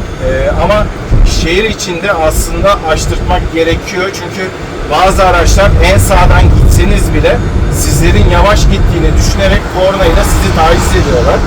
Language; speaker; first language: Turkish; native; Turkish